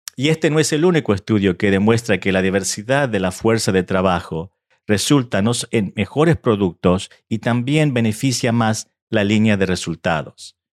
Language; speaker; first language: Spanish; early bilingual, heritage; Spanish